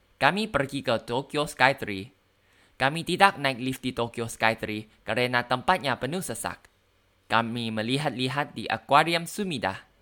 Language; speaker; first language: Indonesian; non-native, learner; Thai